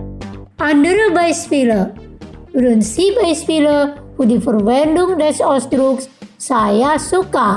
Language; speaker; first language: German; non-native, fluent; Indonesian